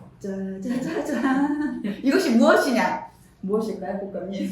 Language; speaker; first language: Korean; native; Korean